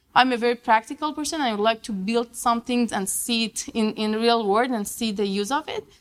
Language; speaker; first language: English; non-native, fluent; Persian